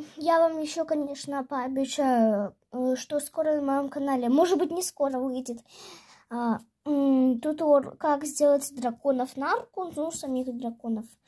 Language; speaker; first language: Russian; native; Russian